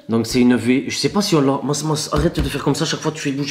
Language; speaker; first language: French; native; French